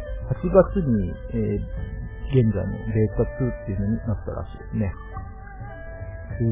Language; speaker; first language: Japanese; native; Japanese